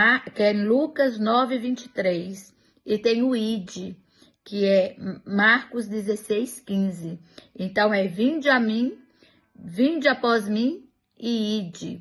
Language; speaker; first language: Portuguese; native; Portuguese